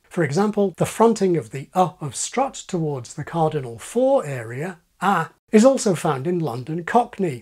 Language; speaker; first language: English; native; English